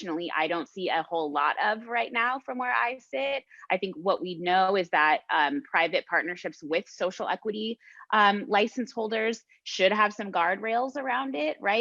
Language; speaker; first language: English; native; English